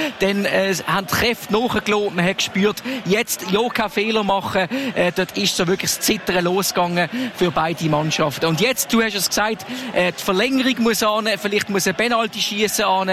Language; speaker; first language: German; native; German